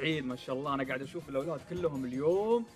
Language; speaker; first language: Arabic; native; Arabic